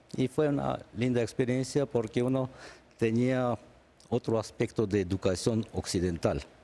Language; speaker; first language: Spanish; non-native, fluent; Armenian